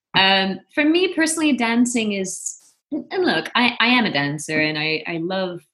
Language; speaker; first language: English; non-native, fluent; Dutch